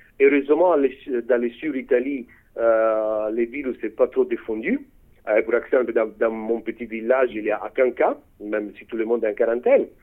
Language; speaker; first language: French; non-native, fluent; Italian